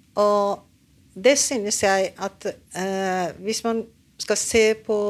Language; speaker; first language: Norwegian; non-native, learner; Persian